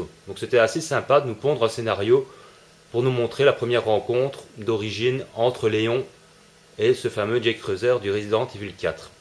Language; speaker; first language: French; native; French